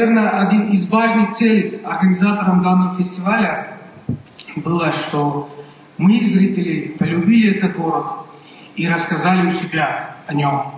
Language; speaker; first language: Russian; non-native, local second language; Tajik